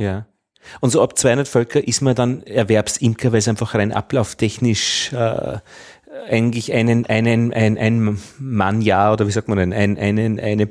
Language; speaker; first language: German; native; German